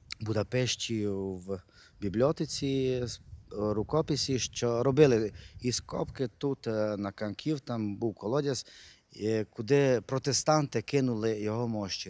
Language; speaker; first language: Ukrainian; non-native, local second language; Hungarian